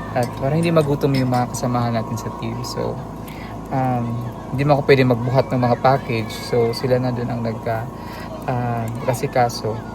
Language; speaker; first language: Filipino; native; Filipino